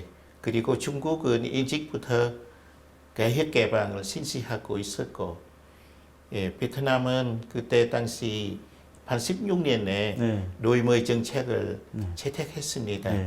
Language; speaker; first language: Korean; non-native, fluent; Vietnamese